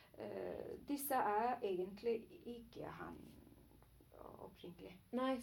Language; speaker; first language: Norwegian; non-native, learner; Chinese